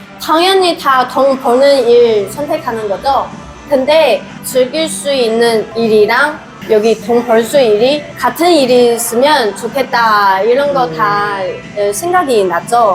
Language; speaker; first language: Korean; non-native, fluent; Chinese